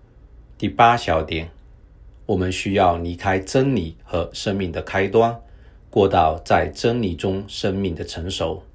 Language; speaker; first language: Chinese; native; Chinese